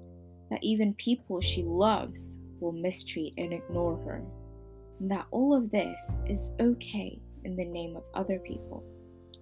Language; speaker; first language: English; non-native, local second language; Cantonese